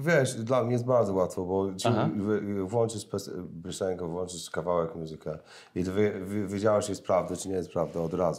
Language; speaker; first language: Polish; non-native, learner; English